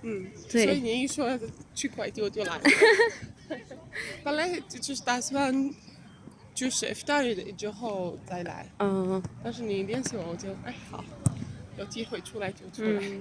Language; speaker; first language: Chinese; non-native, fluent; Arabic